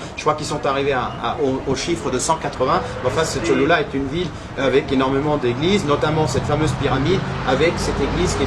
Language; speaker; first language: French; native; French